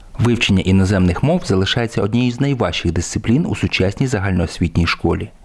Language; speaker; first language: Ukrainian; native; Ukrainian